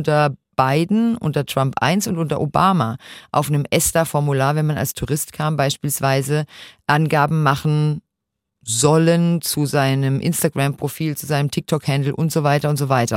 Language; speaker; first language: German; native; German